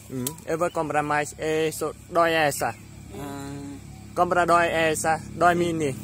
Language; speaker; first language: Portuguese; non-native, learner; Vietnamese